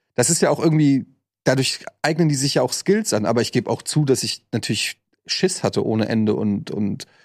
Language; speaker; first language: German; native; German